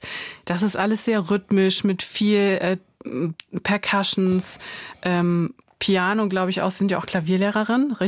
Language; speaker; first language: German; native; German